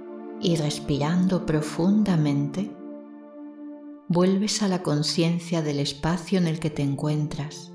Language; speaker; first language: Spanish; native; Spanish